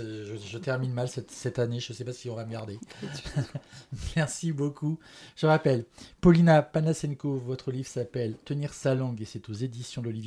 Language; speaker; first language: French; native; French